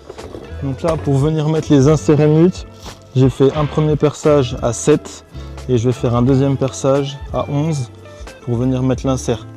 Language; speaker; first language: French; native; French